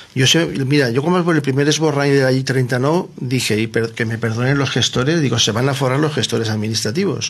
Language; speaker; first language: Spanish; non-native, local second language; Catalan